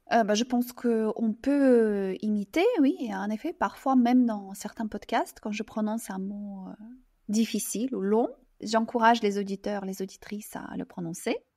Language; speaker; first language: French; non-native, fluent; Russian